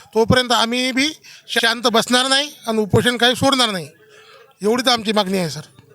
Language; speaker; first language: Marathi; non-native, local second language; Lambadi